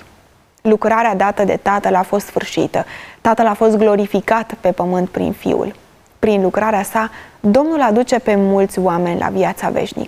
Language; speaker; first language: Romanian; native; Romanian